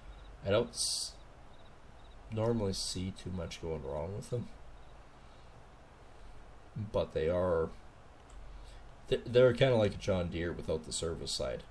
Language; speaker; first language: English; native; English